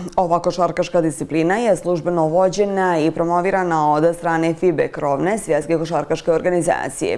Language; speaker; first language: Bosnian; native; Bosnian